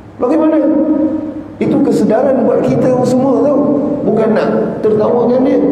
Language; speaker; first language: Malay; native; Malay